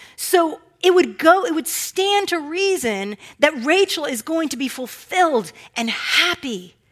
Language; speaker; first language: English; native; English